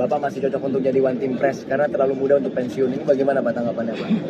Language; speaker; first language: Indonesian; native; Indonesian